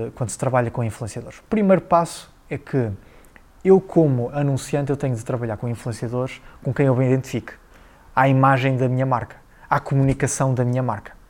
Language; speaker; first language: Portuguese; native; Portuguese